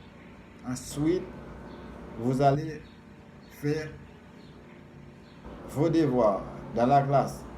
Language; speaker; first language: French; non-native, fluent; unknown